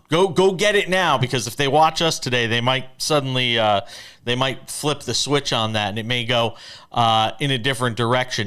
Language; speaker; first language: English; native; English